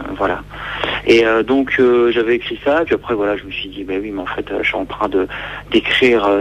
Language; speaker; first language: French; native; French